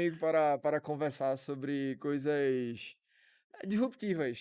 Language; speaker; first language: Portuguese; native; Portuguese